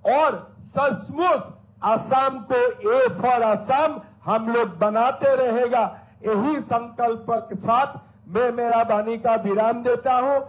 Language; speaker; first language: Hindi; non-native, local second language; Assamese